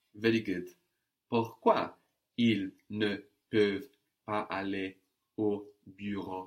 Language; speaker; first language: French; non-native, fluent; English